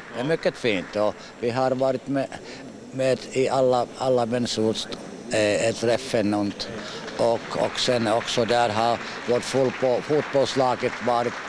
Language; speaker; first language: Swedish; non-native, fluent; Finnish